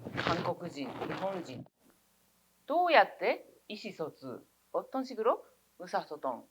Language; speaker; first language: Japanese; native; Japanese